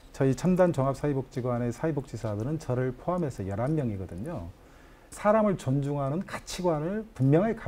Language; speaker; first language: Korean; native; Korean